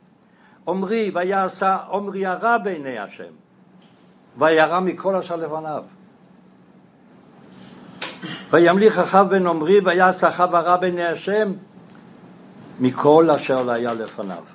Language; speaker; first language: Hebrew; non-native, fluent; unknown